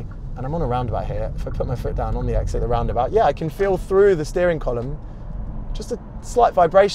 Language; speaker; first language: English; native; English